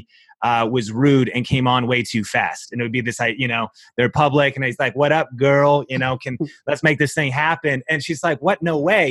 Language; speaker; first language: English; native; English